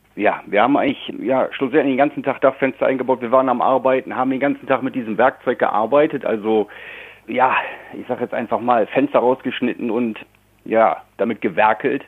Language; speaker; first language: German; native; German